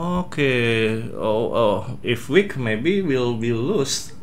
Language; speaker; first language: English; non-native, learner; Indonesian